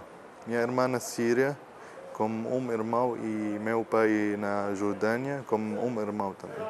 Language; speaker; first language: Portuguese; non-native, learner; Arabic